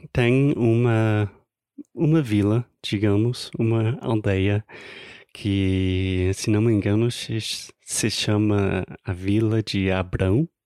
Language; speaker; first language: Portuguese; non-native, fluent; English